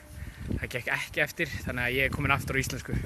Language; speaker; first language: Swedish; non-native, learner; Icelandic